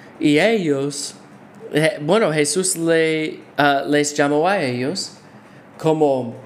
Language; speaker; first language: Spanish; non-native, fluent; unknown